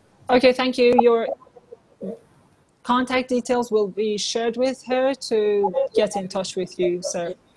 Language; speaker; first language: English; non-native, fluent; Persian